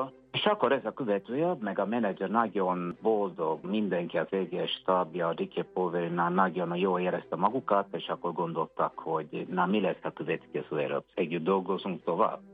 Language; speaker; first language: Hungarian; non-native, fluent; Italian